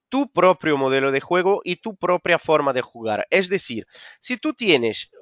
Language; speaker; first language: Spanish; non-native, fluent; Portuguese